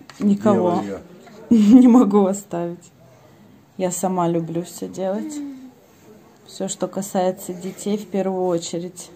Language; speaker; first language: Russian; native; Russian